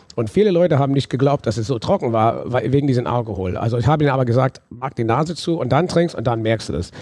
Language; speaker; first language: German; non-native, fluent; English